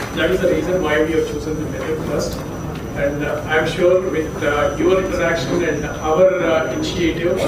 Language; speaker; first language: English; non-native, local second language; Telugu